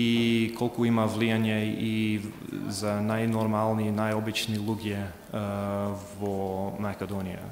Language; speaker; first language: Macedonian; non-native, fluent; English